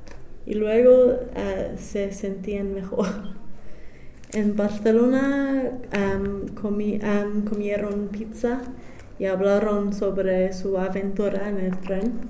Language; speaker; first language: Spanish; non-native, fluent; English